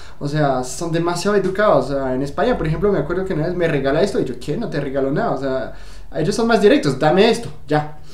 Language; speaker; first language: Spanish; non-native, fluent; French